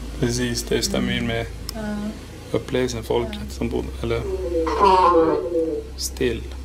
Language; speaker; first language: Swedish; native; Swedish